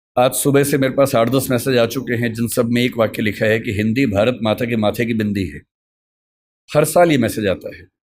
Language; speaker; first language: Hindi; native; Hindi